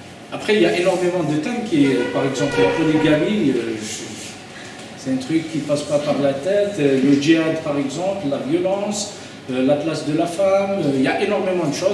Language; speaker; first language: French; native; French